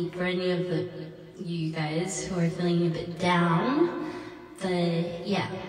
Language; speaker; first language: English; early bilingual, other home language; Korean